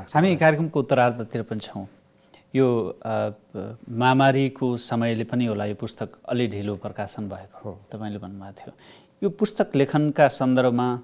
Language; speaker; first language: Nepali; native; Nepali